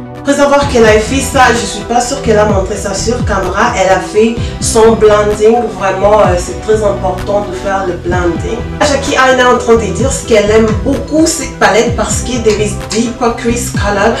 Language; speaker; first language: French; non-native, local second language; Lingala